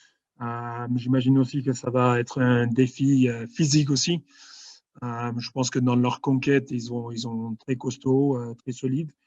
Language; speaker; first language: French; non-native, fluent; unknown